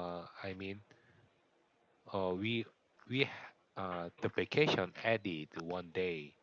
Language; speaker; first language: English; non-native, learner; Korean